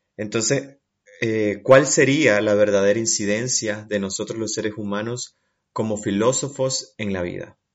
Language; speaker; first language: Spanish; native; Spanish